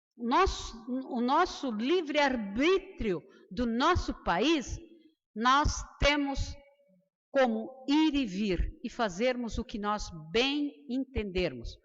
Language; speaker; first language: Portuguese; native; Portuguese